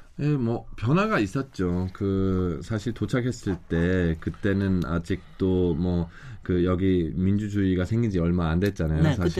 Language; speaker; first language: Korean; non-native, fluent; German